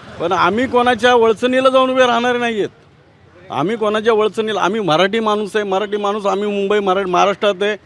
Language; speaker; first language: Marathi; native; Marathi